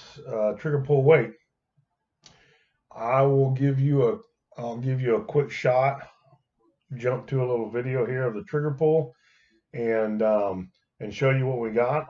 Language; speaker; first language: English; native; English